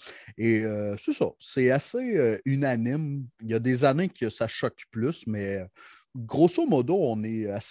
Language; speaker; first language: French; native; French